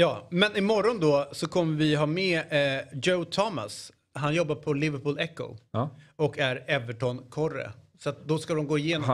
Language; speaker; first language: Swedish; native; Swedish